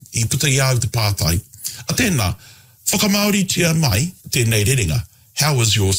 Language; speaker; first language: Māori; non-native, local second language; English